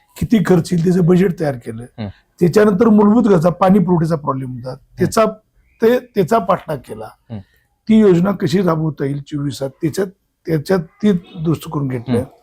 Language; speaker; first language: Marathi; native; Marathi